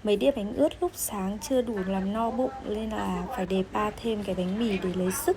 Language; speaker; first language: Vietnamese; native; Vietnamese